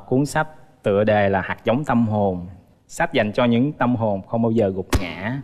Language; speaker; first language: Vietnamese; native; Vietnamese